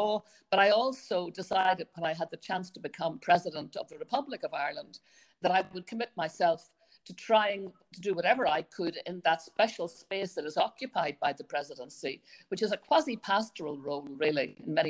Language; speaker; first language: English; native; English